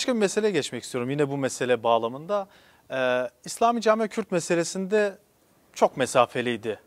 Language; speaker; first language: Turkish; non-native, local second language; Kurdish